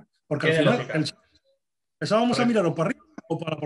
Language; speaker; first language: Spanish; native; Spanish